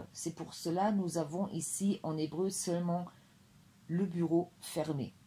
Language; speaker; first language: French; non-native, fluent; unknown